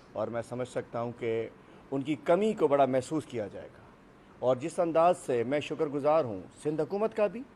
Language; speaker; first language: Urdu; native; Urdu